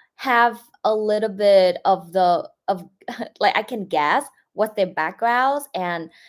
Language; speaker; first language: English; non-native, fluent; Vietnamese